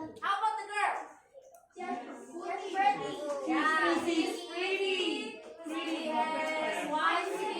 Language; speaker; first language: English; non-native, learner; Indonesian